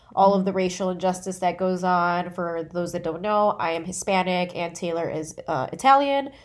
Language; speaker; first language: English; native; English